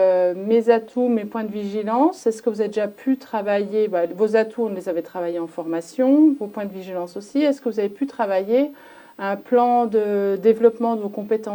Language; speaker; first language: French; native; French